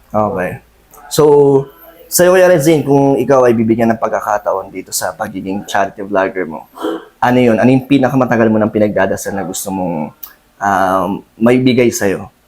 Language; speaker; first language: Filipino; native; Filipino